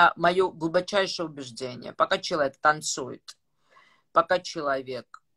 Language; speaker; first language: Russian; non-native, fluent; Georgian